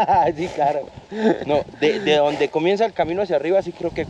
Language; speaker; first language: Spanish; native; Spanish